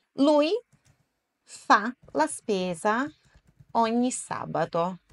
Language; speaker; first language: Italian; non-native, fluent; Portuguese